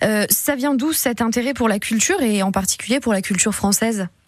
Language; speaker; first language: French; native; French